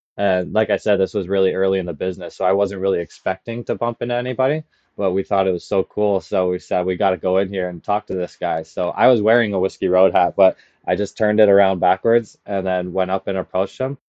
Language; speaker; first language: English; native; English